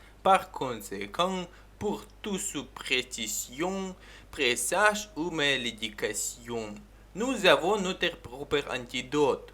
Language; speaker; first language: French; non-native, learner; Ukrainian